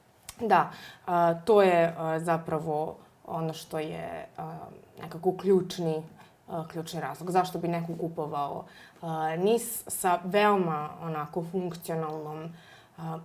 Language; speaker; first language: Serbian; native; Serbian